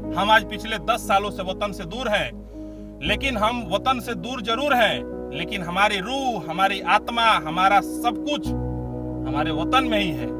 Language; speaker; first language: Hindi; native; Hindi